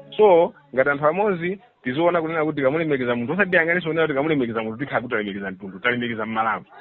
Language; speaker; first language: Nyanja; native; Nyanja